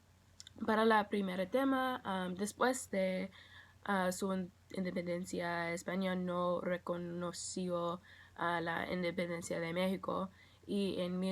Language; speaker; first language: Spanish; non-native, learner; English